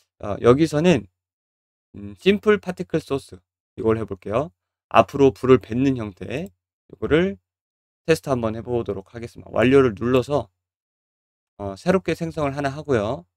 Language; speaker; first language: Korean; native; Korean